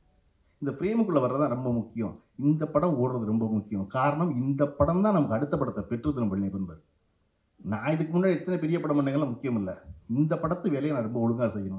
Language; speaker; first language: Tamil; native; Tamil